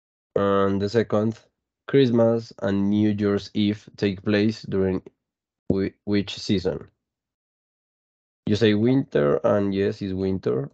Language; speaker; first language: English; non-native, fluent; Spanish